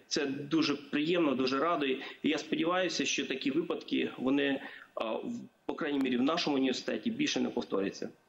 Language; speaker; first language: Ukrainian; native; Ukrainian